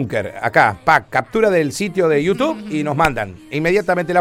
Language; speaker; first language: Spanish; native; Spanish